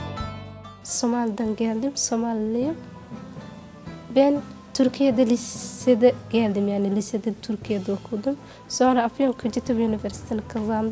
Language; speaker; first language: Turkish; non-native, fluent; Somali